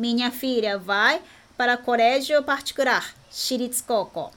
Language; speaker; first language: Portuguese; non-native, fluent; Japanese